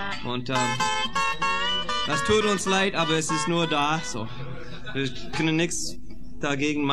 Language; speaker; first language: German; non-native, fluent; English